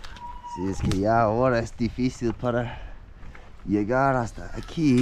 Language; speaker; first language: Spanish; non-native, learner; English